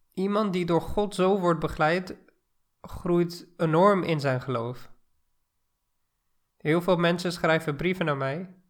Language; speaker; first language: Dutch; non-native, fluent; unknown